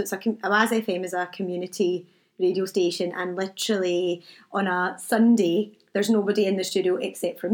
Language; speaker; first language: English; native; English